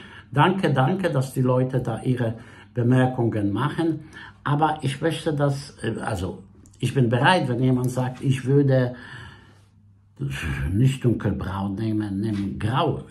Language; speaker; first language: German; non-native, fluent; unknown